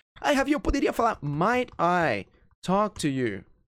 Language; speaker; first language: English; non-native, fluent; Portuguese